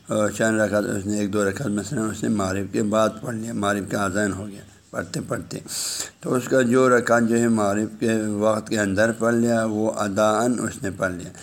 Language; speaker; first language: Urdu; native; Urdu